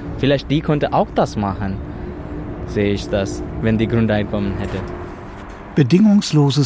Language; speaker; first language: German; non-native, learner; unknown